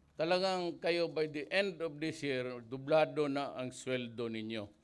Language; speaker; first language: Filipino; non-native, local second language; Cebuano